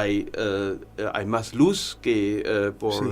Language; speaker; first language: Spanish; non-native, learner; German